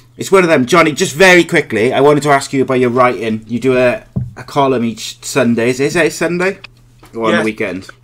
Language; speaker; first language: English; native; English